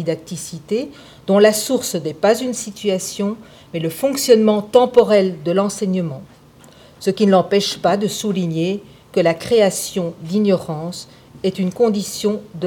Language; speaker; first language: French; native; French